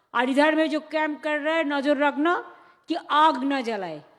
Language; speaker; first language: Hindi; non-native, local second language; Bangla